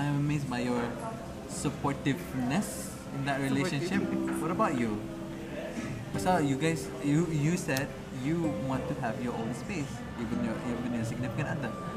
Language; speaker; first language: English; non-native, local second language; Malay